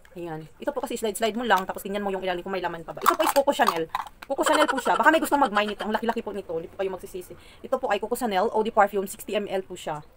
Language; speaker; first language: Filipino; native; Filipino